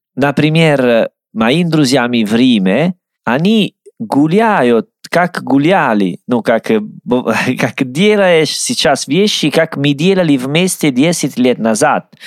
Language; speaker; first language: Russian; non-native, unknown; Italian